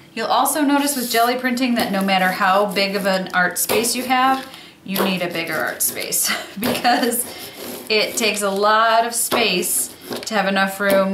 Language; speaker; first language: English; native; English